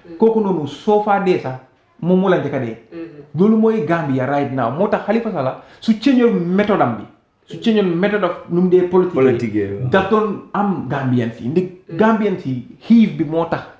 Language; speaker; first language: Wolof; native; Wolof